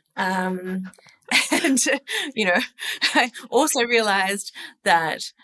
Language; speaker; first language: English; native; English